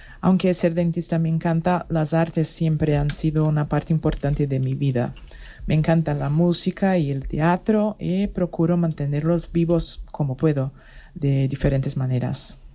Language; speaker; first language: Spanish; non-native, fluent; Portuguese